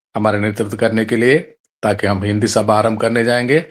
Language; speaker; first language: Hindi; non-native, local second language; Telugu